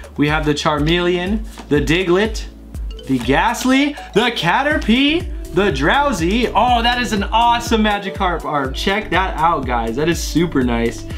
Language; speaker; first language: English; native; English